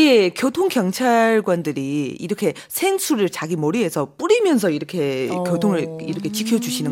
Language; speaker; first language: Korean; non-native, fluent; Chinese